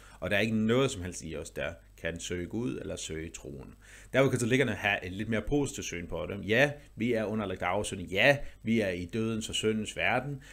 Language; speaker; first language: Danish; native; Danish